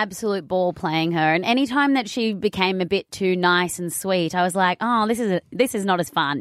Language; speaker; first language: English; native; English